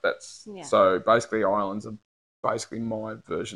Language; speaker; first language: English; native; English